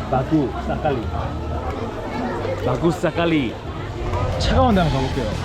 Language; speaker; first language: Korean; native; Korean